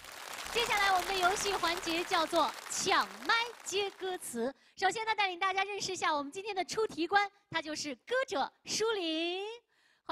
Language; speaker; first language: Chinese; native; Chinese